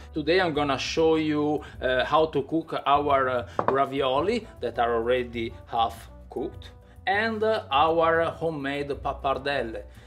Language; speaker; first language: English; non-native, fluent; Italian